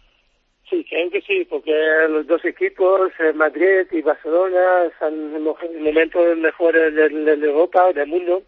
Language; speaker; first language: Spanish; non-native, learner; Dutch